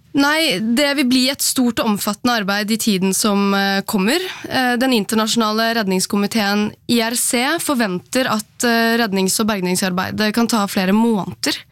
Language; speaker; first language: Norwegian; native; Norwegian